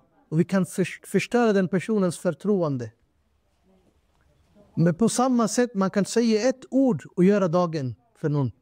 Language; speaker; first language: Swedish; non-native, fluent; Urdu